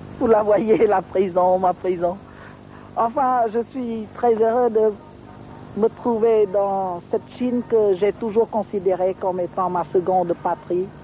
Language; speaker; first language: French; non-native, local second language; Khmer